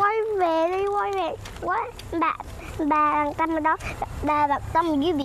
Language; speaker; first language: Vietnamese; native; Vietnamese